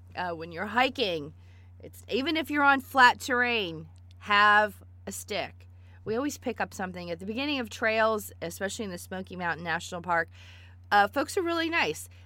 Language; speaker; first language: English; native; English